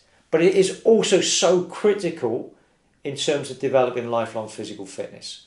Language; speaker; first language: English; native; English